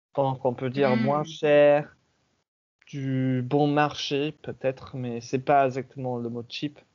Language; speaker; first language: French; non-native, fluent; English